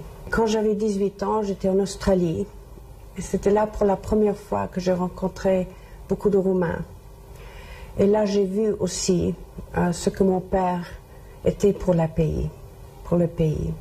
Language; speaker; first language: French; non-native, local second language; English